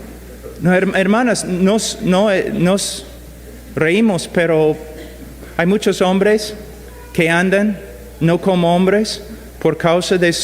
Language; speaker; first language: Spanish; non-native, fluent; English